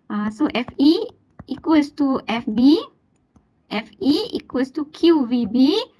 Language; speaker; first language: English; non-native, local second language; Malay